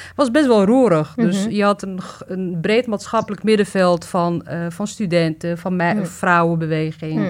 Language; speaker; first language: Dutch; early bilingual, other home language; Riffian